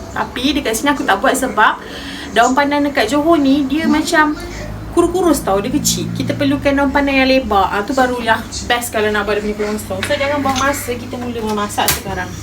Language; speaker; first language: Malay; native; Malay